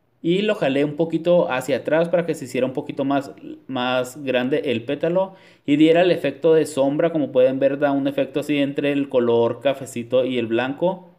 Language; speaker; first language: Spanish; native; Spanish